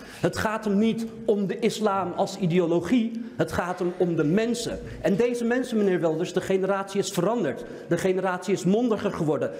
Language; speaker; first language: Dutch; early bilingual, other home language; Turkish